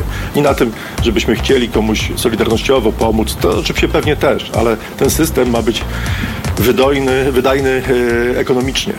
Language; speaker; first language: Polish; native; Polish